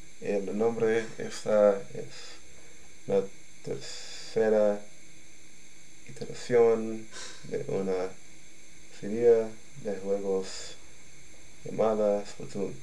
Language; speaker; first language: Spanish; non-native, learner; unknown